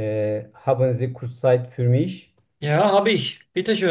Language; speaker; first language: German; non-native, learner; Turkish